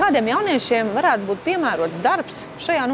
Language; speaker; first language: Latvian; native; Latvian